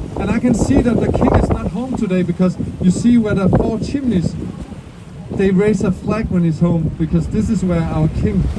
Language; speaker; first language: English; non-native, fluent; Danish